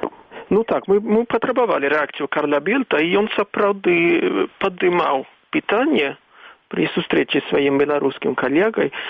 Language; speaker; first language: Belarusian; non-native, fluent; Swedish